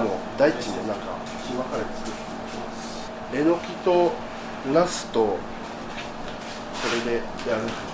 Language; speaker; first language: Japanese; native; Japanese